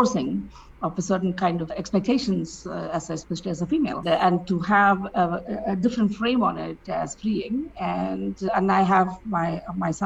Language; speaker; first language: English; non-native, local second language; Tamil